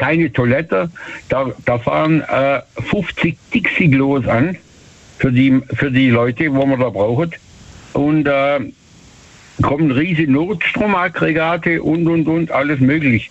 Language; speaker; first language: German; native; German